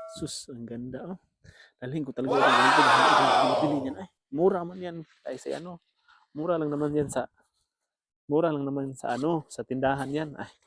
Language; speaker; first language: Filipino; non-native, local second language; Cebuano